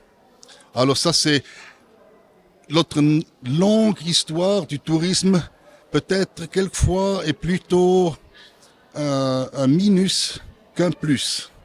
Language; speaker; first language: French; non-native, local second language; German